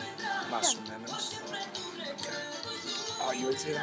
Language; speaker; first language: Spanish; non-native, learner; English